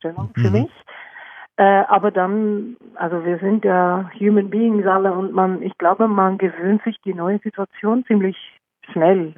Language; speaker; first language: German; non-native, fluent; Norwegian